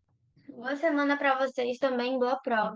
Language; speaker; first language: Portuguese; native; Portuguese